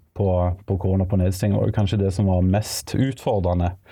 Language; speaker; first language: Norwegian; native; Norwegian